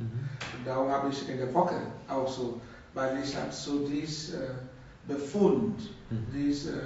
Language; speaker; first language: German; non-native, learner; Russian